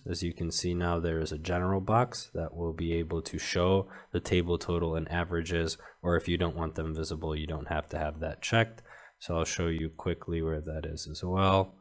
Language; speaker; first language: English; native; English